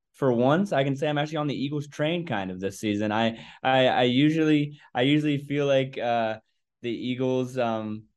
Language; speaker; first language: English; native; English